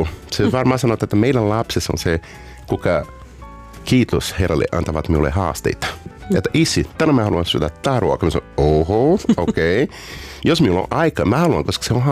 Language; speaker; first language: Finnish; non-native, fluent; Portuguese